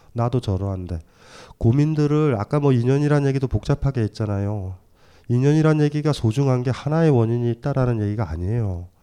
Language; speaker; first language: Korean; native; Korean